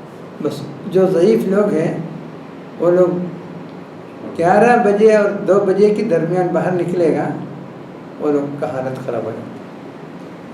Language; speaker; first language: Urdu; non-native, local second language; Malayalam